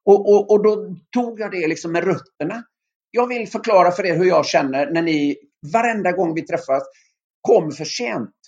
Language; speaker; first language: Swedish; native; Swedish